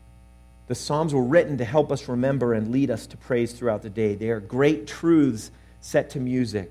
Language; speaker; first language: English; native; English